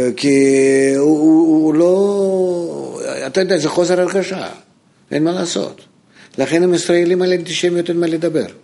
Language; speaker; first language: Hebrew; non-native, fluent; Russian